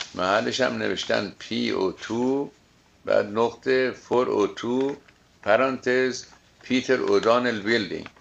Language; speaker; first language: Persian; native; Persian